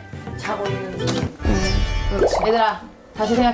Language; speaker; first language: Korean; native; Korean